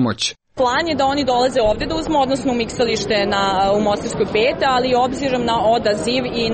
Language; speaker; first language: Serbian; native; Serbian